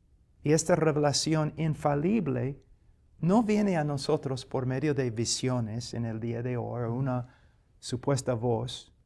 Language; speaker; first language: Spanish; non-native, fluent; English